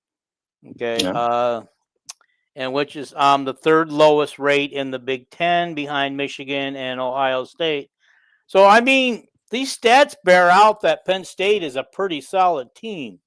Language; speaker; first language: English; native; English